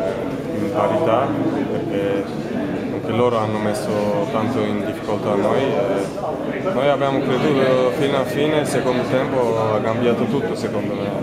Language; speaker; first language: Italian; non-native, fluent; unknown